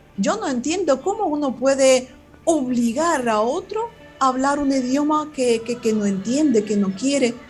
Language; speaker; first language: Spanish; non-native, fluent; Russian